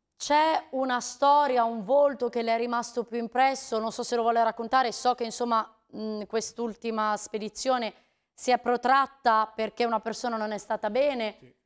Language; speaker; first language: Italian; native; Italian